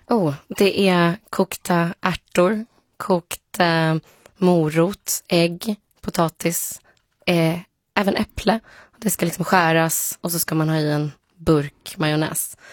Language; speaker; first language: Swedish; early bilingual, other home language; Polish